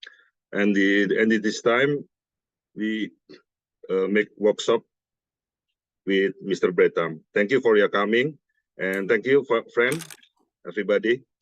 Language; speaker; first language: English; non-native, learner; Indonesian